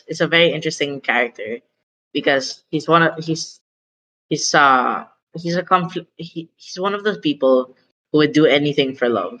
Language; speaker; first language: English; non-native, local second language; Filipino